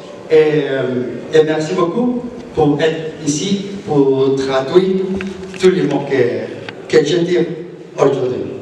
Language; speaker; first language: French; non-native, learner; Spanish